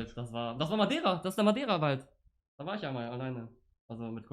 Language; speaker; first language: German; native; German